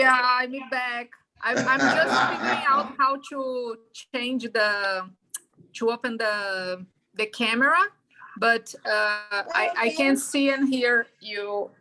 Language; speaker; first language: English; non-native, fluent; Portuguese